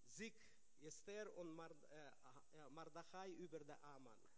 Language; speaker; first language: German; non-native, learner; Russian